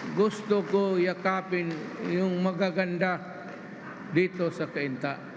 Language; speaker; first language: Filipino; non-native, local second language; Cebuano